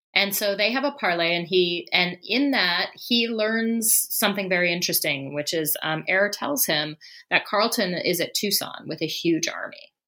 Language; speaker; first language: English; native; English